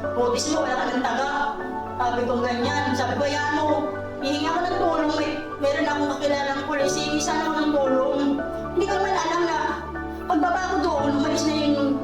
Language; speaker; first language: Filipino; native; Filipino